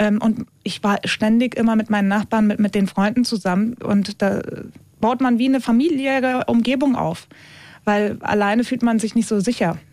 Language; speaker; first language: German; early bilingual, other home language; Turkish